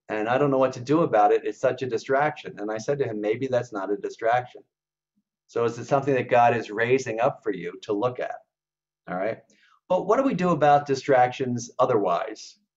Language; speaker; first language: English; native; English